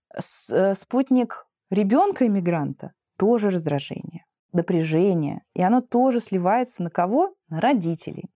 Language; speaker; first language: Russian; native; Russian